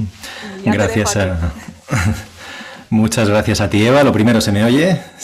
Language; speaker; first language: Spanish; native; Spanish